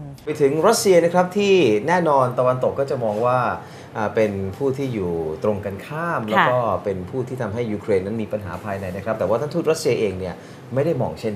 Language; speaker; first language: Thai; native; Thai